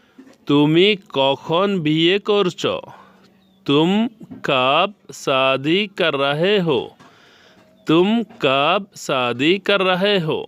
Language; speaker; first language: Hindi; non-native, learner; Bangla